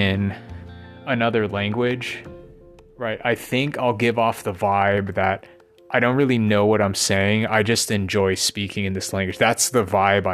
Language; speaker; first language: English; native; English